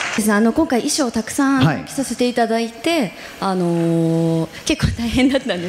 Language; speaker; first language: Japanese; native; Japanese